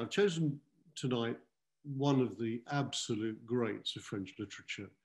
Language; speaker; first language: English; native; English